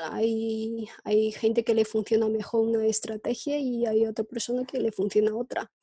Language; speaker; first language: Spanish; non-native, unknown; Chinese